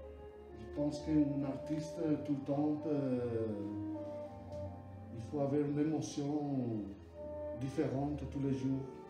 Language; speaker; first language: French; non-native, learner; Italian